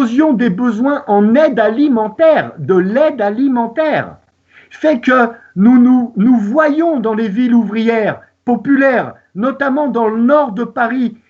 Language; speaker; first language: French; native; French